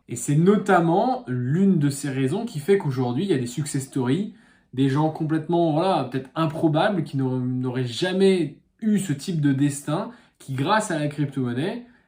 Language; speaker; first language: French; native; French